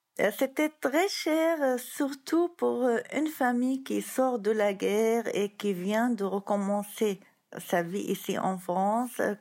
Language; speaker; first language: French; non-native, fluent; Arabic